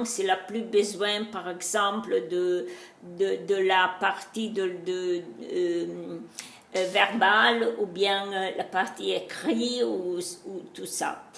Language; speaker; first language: French; non-native, learner; Italian